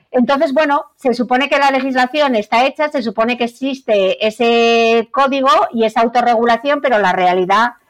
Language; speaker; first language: Spanish; native; Spanish